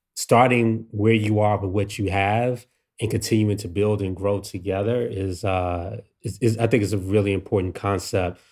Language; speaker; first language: English; native; English